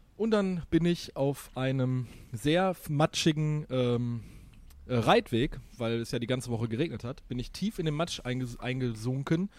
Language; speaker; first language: German; native; German